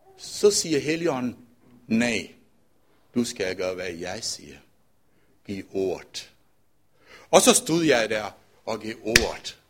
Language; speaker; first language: Danish; non-native, fluent; Tamil